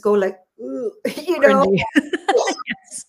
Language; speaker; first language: English; non-native, fluent; Spanish